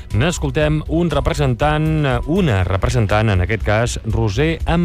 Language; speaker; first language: Catalan; native; Catalan